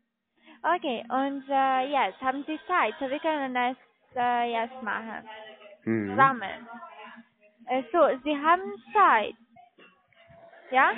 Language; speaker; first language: German; non-native, learner; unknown